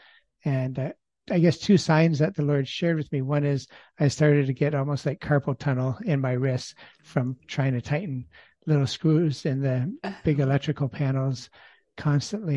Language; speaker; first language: English; native; English